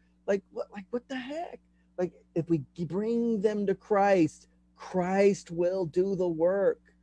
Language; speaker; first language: English; native; English